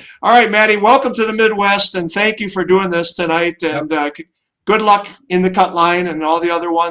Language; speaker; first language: English; native; English